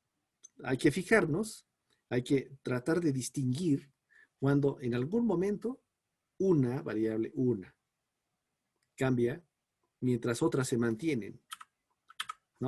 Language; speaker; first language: Spanish; native; Spanish